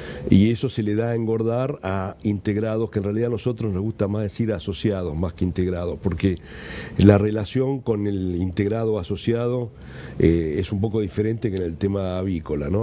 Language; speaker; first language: Spanish; native; Spanish